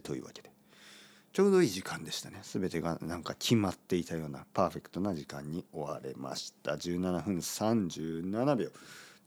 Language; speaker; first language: Japanese; native; Japanese